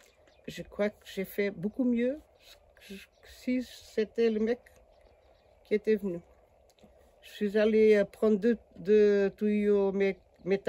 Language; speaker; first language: French; non-native, learner; Portuguese